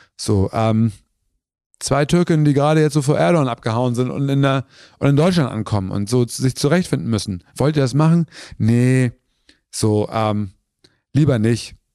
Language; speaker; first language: German; early bilingual, other home language; Turkish